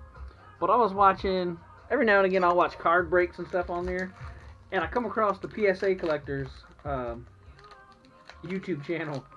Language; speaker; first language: English; native; English